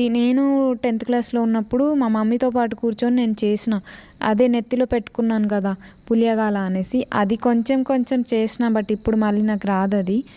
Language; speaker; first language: Telugu; non-native, local second language; Lambadi